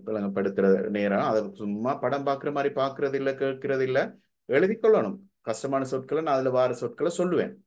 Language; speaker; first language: Tamil; native; Tamil